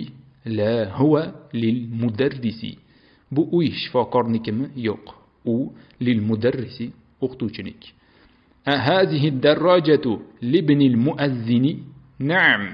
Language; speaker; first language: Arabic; non-native, fluent; Uzbek